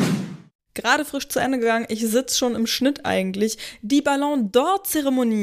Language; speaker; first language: German; native; German